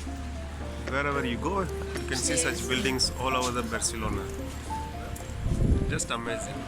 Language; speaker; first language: English; non-native, local second language; Tamil